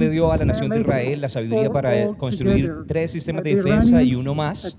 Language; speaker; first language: Spanish; native; Spanish